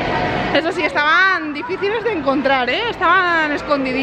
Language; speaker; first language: Spanish; native; Spanish